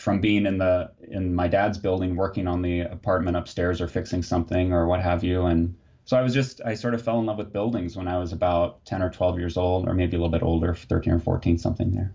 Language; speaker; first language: English; native; English